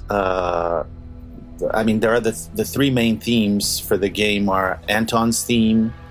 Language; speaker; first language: English; non-native, fluent; Portuguese